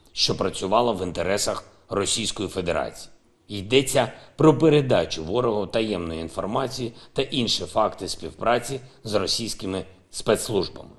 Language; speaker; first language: Ukrainian; non-native, local second language; Russian